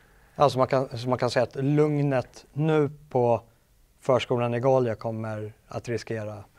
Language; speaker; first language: Swedish; native; Swedish